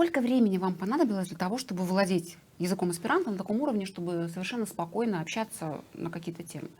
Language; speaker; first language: Russian; native; Russian